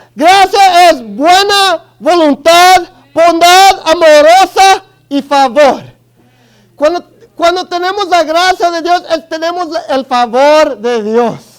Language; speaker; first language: Spanish; early bilingual, other home language; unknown